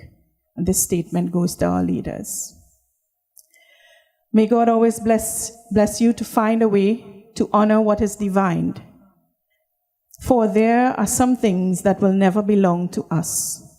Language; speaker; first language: English; native; English